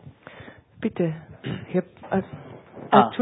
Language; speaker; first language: German; native; German